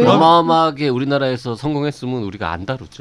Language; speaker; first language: Korean; native; Korean